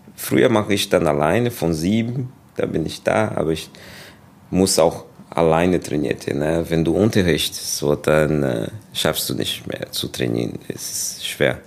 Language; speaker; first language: German; non-native, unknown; Portuguese